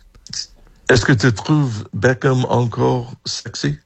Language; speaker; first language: French; non-native, learner; English